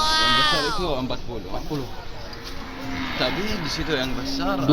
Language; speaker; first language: Indonesian; non-native, learner; Arabic